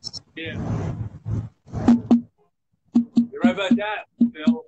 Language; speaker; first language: English; native; English